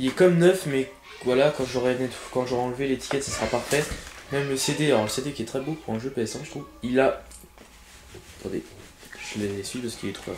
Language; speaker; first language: French; native; French